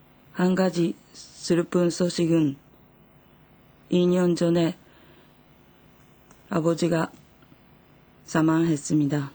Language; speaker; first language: Korean; non-native, fluent; Japanese